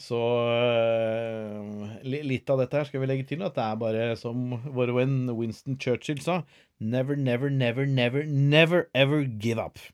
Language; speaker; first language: Norwegian; native; Norwegian